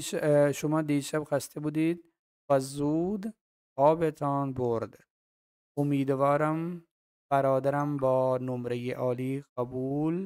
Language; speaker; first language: Persian; non-native, fluent; Urdu